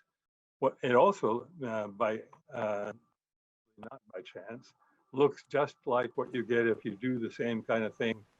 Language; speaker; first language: English; native; English